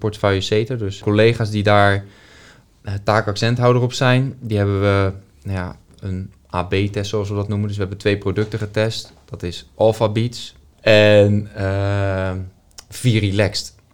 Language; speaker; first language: Dutch; native; Dutch